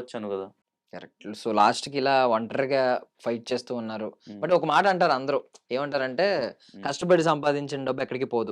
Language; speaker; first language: Telugu; native; Telugu